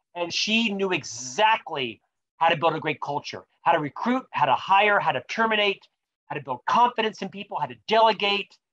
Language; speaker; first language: English; native; English